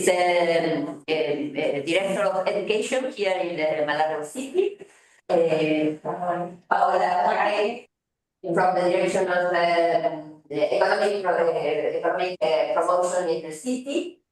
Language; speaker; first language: English; non-native, fluent; Spanish